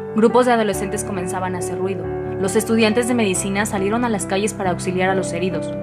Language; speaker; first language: Spanish; native; Spanish